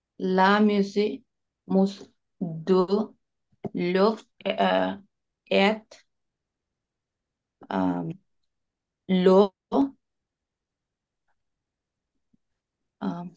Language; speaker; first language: French; non-native, learner; Bangla